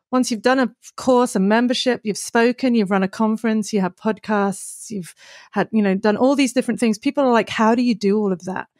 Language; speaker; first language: English; native; English